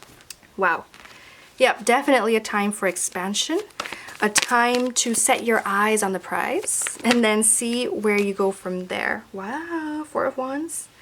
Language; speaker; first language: English; native; English